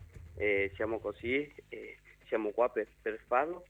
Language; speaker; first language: Italian; non-native, learner; Spanish